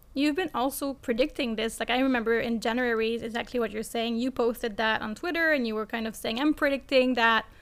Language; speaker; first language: English; non-native, fluent; French